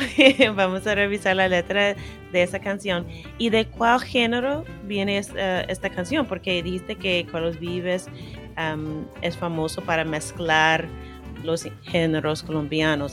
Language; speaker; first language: Spanish; non-native, fluent; English